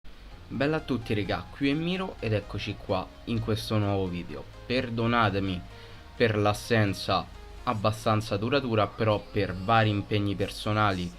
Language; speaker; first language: Italian; native; Italian